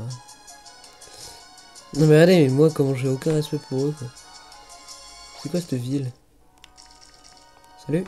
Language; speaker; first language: French; native; French